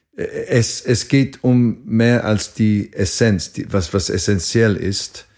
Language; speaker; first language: German; non-native, fluent; English